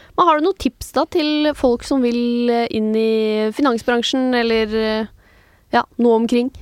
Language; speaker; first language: Norwegian; native; Norwegian